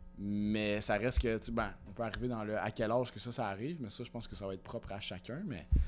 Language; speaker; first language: French; native; French